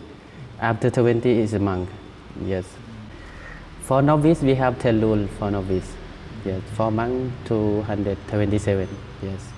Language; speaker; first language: English; non-native, learner; Thai